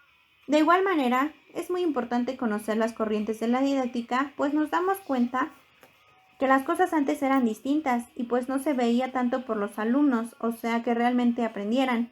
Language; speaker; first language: Spanish; native; Spanish